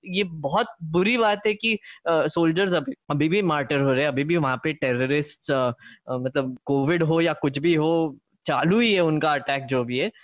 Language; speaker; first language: Hindi; non-native, local second language; Marathi